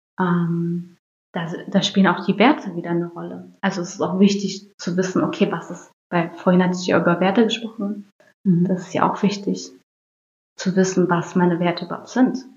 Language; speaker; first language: German; early bilingual, other home language; Turkish